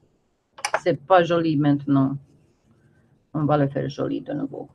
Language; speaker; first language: French; non-native, fluent; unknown